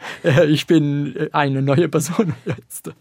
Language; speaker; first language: German; non-native, learner; Italian